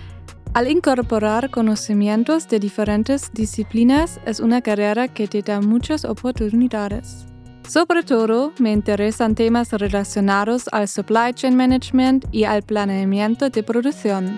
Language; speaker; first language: Spanish; non-native, fluent; German